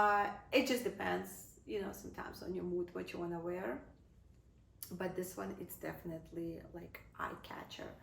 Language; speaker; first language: English; non-native, fluent; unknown